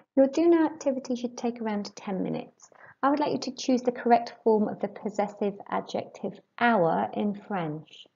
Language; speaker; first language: English; native; English